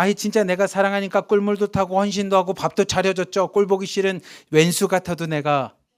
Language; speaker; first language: Korean; native; Korean